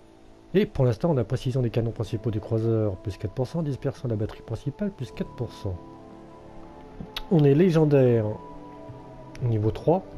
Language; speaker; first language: French; native; French